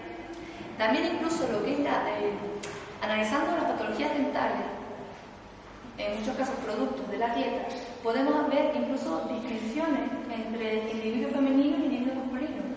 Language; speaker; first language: Spanish; native; Spanish